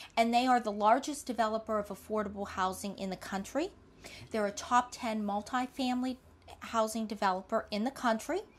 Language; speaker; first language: English; native; English